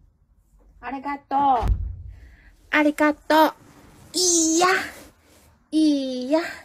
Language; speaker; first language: Japanese; non-native, learner; Chinese